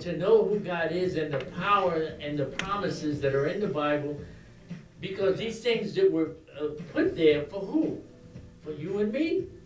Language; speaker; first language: English; early bilingual, other home language; Spanish